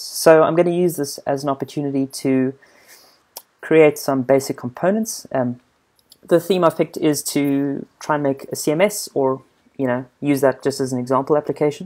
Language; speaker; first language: English; native; English